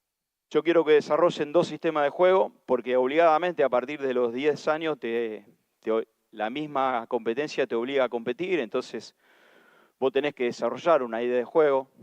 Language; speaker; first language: Spanish; native; Spanish